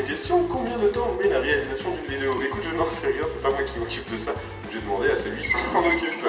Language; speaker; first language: French; native; French